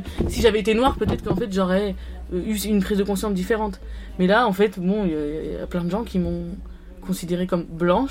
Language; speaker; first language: French; native; French